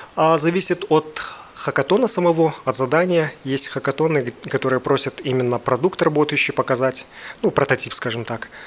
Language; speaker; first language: Russian; native; Russian